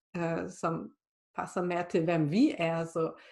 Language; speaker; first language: Swedish; non-native, fluent; German